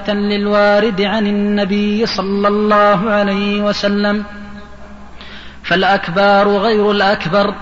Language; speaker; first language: Arabic; native; Arabic